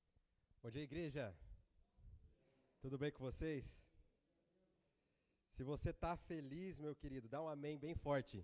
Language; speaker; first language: Portuguese; native; Portuguese